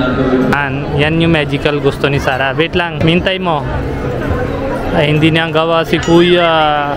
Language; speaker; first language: Filipino; non-native, learner; Hindi